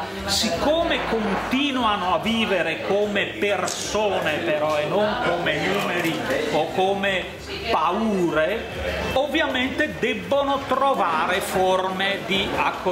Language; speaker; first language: Italian; native; Italian